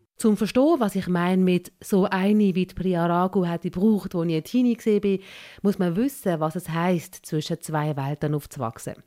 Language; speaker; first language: German; early bilingual, other home language; Malayalam